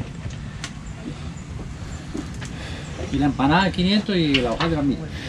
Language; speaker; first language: Spanish; non-native, learner; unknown